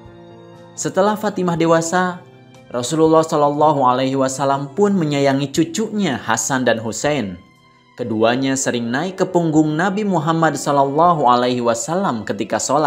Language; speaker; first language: Indonesian; native; Indonesian